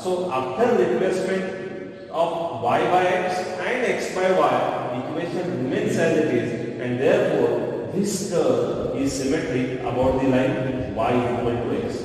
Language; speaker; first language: English; non-native, local second language; Marathi